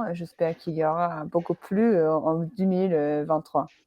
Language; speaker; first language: French; non-native, fluent; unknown